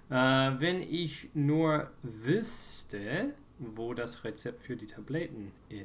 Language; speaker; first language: German; non-native, fluent; English